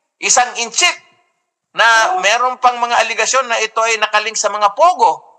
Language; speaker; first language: Filipino; non-native, local second language; Iloko